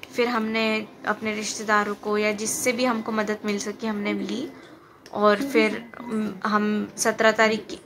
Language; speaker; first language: Hindi; native; Hindi